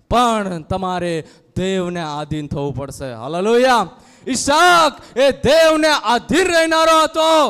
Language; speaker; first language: Gujarati; non-native, local second language; Gamit